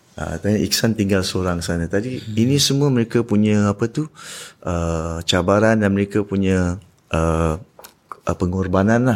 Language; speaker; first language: Malay; native; Malay